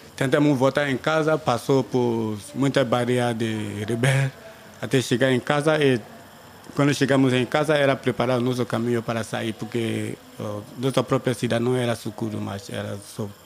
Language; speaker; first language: Portuguese; non-native, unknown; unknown